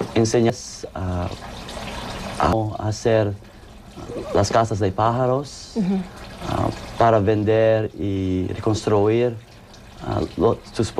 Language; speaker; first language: Spanish; non-native, fluent; English